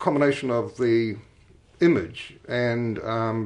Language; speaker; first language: English; native; English